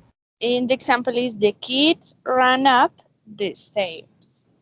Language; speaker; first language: English; non-native, learner; Spanish